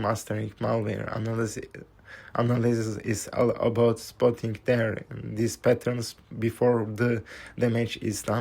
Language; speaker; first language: English; non-native, fluent; Turkish